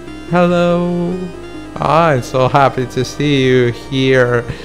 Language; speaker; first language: English; non-native, fluent; Italian